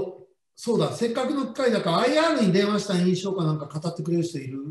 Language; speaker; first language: Japanese; native; Japanese